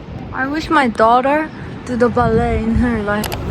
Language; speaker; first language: English; non-native, learner; Korean